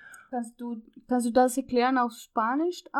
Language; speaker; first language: German; non-native, learner; Spanish